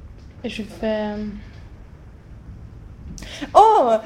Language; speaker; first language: French; non-native, learner; Swedish